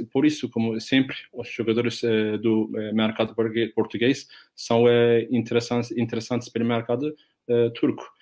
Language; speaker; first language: Portuguese; non-native, fluent; Turkish